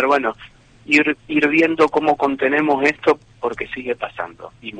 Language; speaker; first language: Spanish; native; Spanish